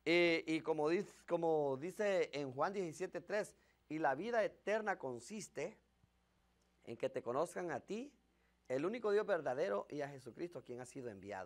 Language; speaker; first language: Spanish; native; Spanish